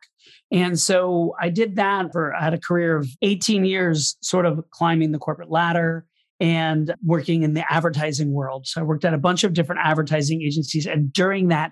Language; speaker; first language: English; native; English